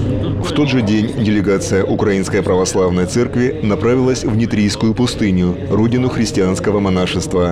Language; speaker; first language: Russian; native; Russian